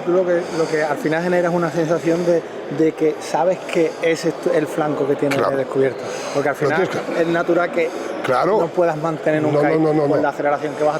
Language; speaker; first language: Spanish; native; Spanish